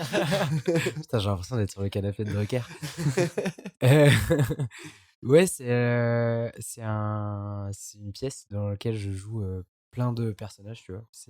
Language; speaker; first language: French; native; French